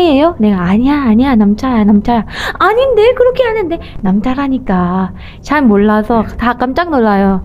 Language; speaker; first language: Korean; non-native, learner; Thai